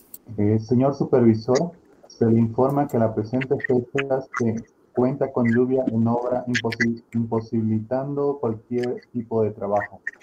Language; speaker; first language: Spanish; native; Spanish